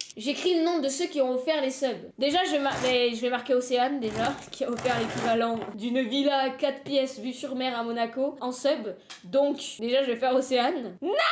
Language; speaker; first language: French; native; French